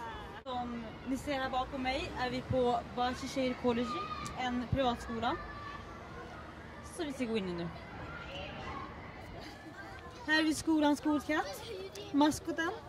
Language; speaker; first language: Swedish; early bilingual, other home language; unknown